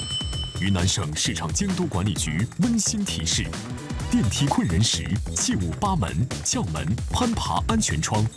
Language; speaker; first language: Chinese; native; Chinese